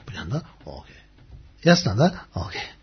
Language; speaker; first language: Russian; non-native, learner; Tibetan